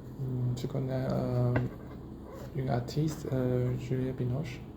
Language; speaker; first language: French; non-native, learner; Chinese